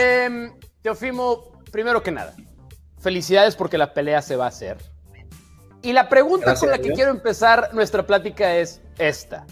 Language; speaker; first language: Spanish; native; Spanish